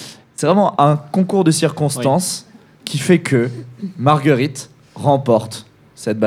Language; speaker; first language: French; native; French